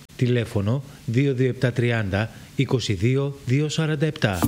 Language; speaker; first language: Greek; native; Greek